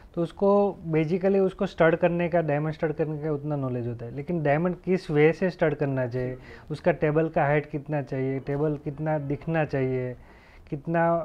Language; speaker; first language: Hindi; non-native, local second language; Gujarati